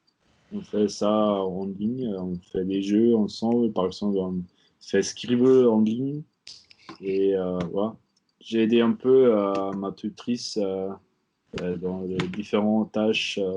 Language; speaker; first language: French; non-native, learner; German